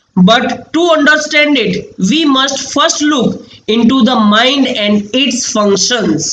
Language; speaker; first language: English; non-native, local second language; Gujarati